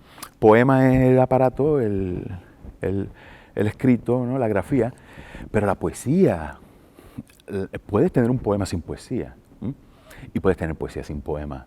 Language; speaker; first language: Spanish; native; Spanish